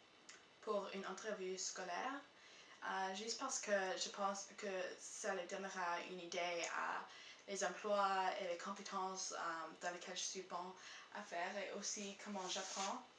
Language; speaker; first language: French; non-native, local second language; English